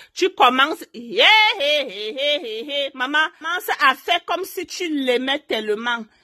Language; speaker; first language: French; non-native, local second language; Haitian Creole